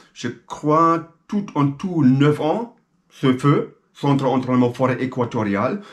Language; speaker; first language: French; non-native, fluent; German